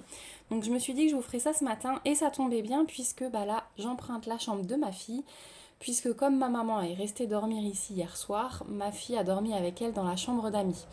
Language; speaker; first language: French; native; French